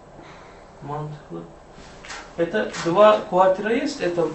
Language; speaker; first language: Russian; non-native, learner; Turkish